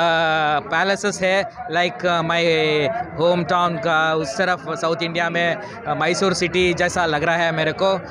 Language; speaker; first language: Hindi; non-native, local second language; Kannada